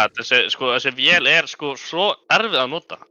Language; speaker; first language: Icelandic; native; Icelandic